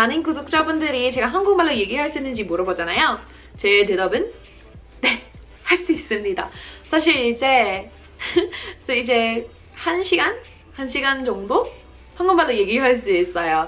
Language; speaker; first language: Korean; non-native, learner; English